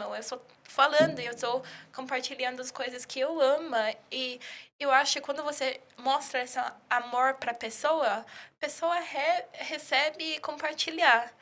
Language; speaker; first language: Portuguese; early bilingual, heritage; English